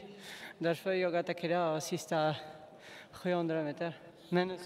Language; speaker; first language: Swedish; non-native, learner; French